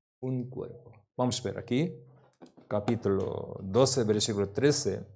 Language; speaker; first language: Spanish; non-native, learner; Korean